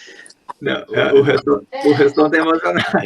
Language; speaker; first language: Portuguese; native; Portuguese